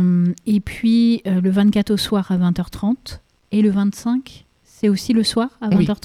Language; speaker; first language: French; native; French